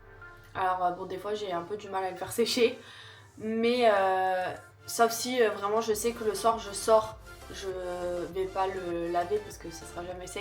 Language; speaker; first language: French; native; French